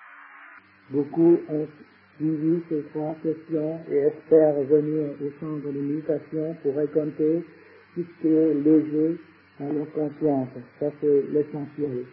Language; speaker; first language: French; non-native, fluent; Vietnamese